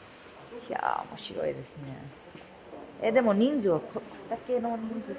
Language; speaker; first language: Japanese; non-native, fluent; English